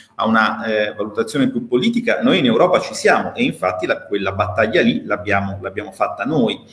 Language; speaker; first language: Italian; native; Italian